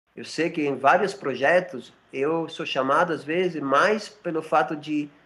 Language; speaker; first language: Portuguese; non-native, fluent; French